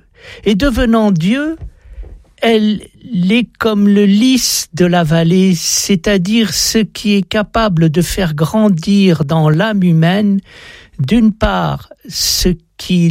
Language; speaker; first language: French; native; French